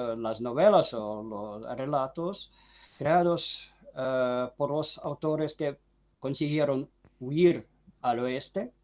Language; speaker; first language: Spanish; non-native, fluent; Ukrainian